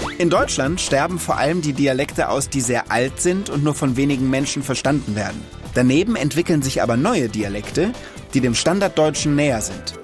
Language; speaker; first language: German; native; German